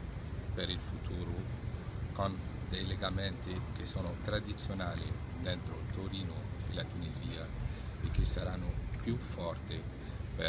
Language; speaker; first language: Italian; non-native, fluent; Arabic